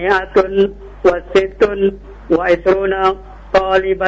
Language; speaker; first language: Arabic; non-native, learner; Indonesian